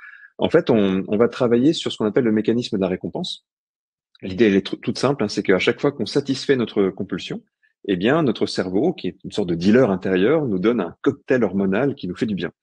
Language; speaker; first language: French; native; French